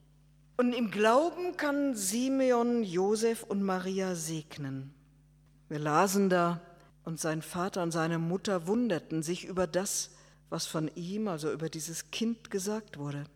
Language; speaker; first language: German; native; German